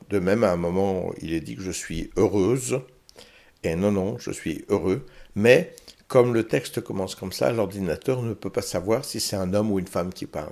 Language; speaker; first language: French; early bilingual, heritage; French